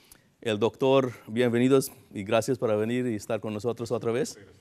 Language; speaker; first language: Spanish; non-native, fluent; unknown